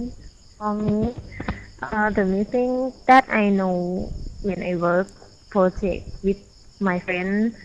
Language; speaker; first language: English; non-native, learner; Thai